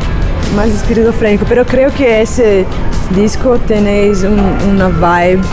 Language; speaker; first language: Spanish; non-native, learner; Portuguese